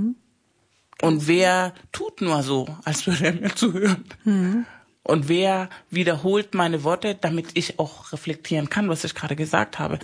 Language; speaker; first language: German; non-native, fluent; Spanish